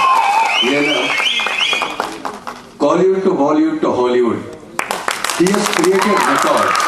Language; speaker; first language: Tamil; non-native, fluent; Hindi